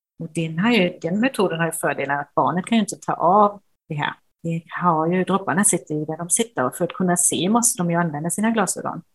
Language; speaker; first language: Swedish; non-native, fluent; German